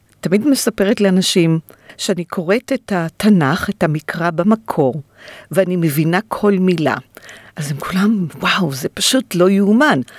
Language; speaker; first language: Hebrew; native; Hebrew